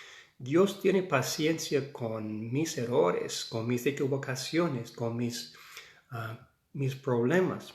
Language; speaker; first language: Spanish; non-native, fluent; English